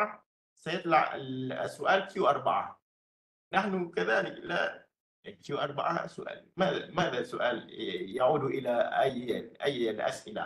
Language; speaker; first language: Arabic; non-native, fluent; Malay